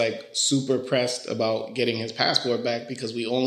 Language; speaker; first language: English; early bilingual, other home language; Spanish